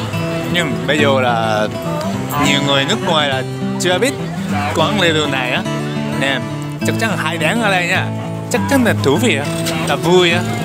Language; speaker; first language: Vietnamese; non-native, learner; Japanese